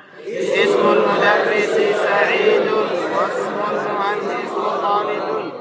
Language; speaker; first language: Arabic; non-native, learner; Indonesian